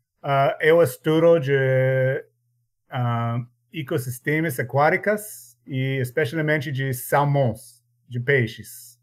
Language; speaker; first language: Portuguese; non-native, learner; English